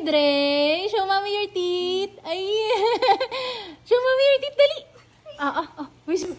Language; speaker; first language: English; non-native, local second language; Filipino